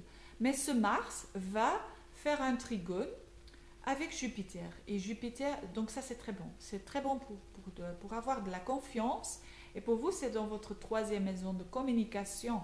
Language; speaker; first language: French; non-native, local second language; Dutch